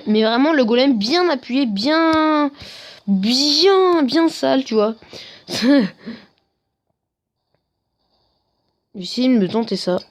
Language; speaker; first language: French; native; French